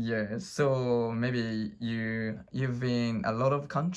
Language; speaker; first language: English; non-native, learner; Japanese